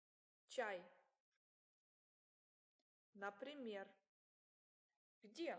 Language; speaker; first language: Russian; non-native, learner; English